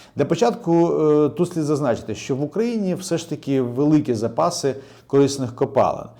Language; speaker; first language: Ukrainian; native; Ukrainian